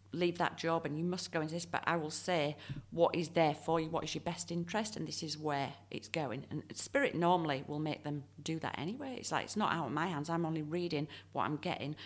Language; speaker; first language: English; native; English